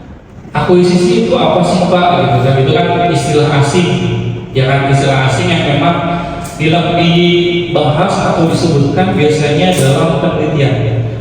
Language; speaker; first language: Indonesian; native; Indonesian